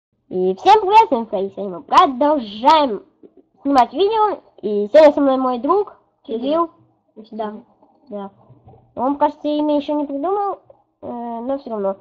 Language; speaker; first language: Russian; native; Russian